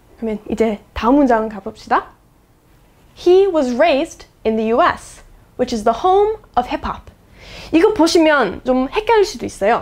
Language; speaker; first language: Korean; non-native, fluent; English